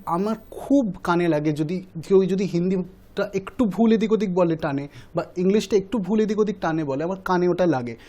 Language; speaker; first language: Bangla; early bilingual, heritage; Bangla